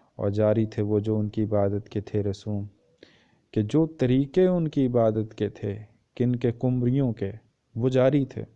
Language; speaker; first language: Urdu; non-native, local second language; Punjabi